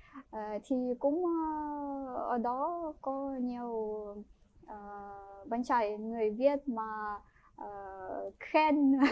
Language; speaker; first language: Vietnamese; non-native, fluent; Ukrainian